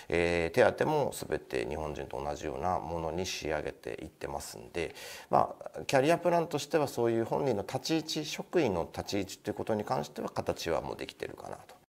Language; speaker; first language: Japanese; native; Japanese